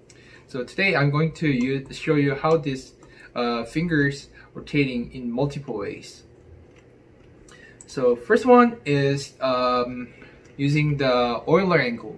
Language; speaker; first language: English; non-native, fluent; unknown